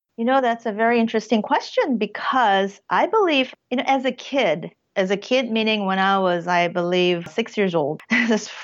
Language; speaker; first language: English; early bilingual, other home language; Korean